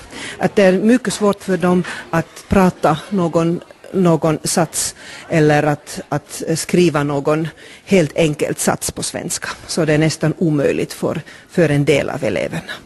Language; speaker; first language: Swedish; non-native, local second language; Finnish